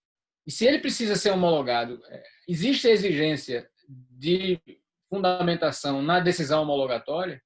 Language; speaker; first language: Portuguese; native; Portuguese